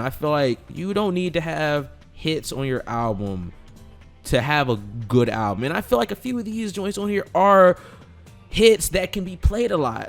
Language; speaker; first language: English; native; English